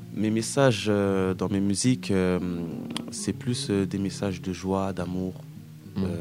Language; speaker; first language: French; native; French